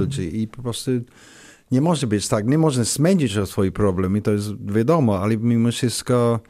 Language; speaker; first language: Polish; non-native, learner; English